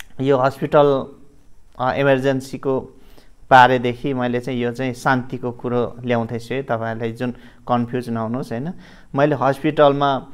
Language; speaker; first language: Nepali; non-native, local second language; Limbu